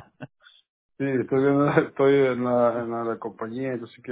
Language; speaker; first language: Spanish; native; Spanish